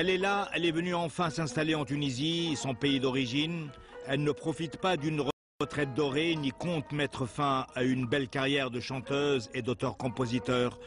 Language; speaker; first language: French; non-native, local second language; Arabic